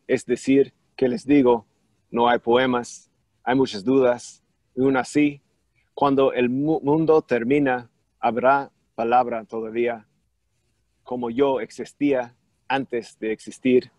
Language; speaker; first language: Spanish; non-native, fluent; English